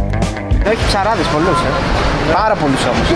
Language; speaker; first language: Greek; native; Greek